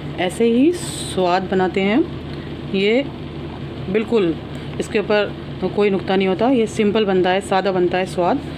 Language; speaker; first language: Hindi; native; Hindi